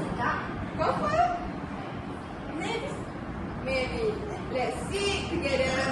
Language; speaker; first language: English; non-native, learner; Malay